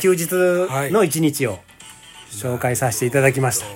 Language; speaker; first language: Japanese; native; Japanese